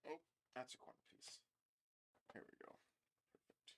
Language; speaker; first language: English; native; English